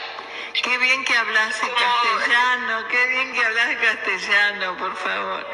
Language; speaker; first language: Spanish; native; Spanish